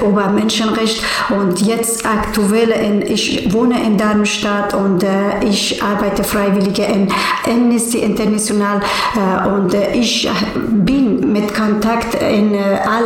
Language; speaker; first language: German; non-native, learner; Persian